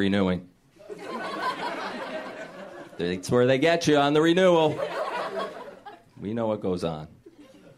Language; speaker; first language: English; native; English